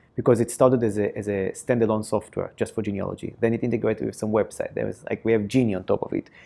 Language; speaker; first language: English; non-native, fluent; Hebrew